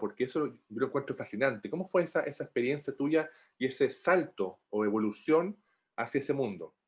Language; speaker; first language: Spanish; native; Spanish